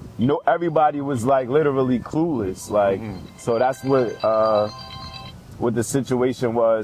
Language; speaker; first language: English; native; English